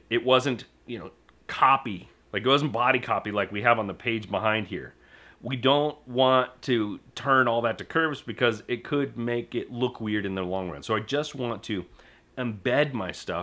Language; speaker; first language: English; native; English